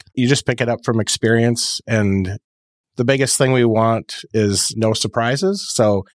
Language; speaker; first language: English; native; English